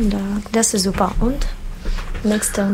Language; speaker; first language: German; non-native, learner; Russian